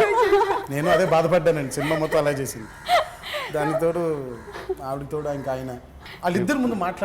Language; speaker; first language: Telugu; native; Telugu